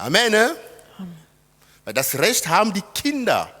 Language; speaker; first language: German; non-native, fluent; Lingala